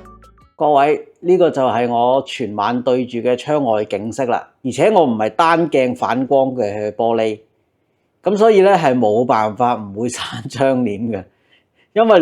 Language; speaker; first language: Cantonese; native; Cantonese